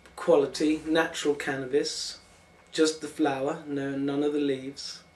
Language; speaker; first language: English; native; English